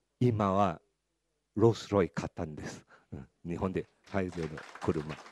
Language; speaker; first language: Japanese; non-native, fluent; Chinese